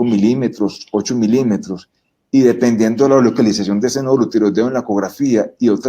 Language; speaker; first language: Spanish; native; Spanish